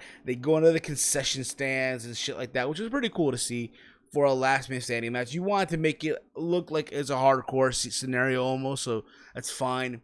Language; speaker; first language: English; native; English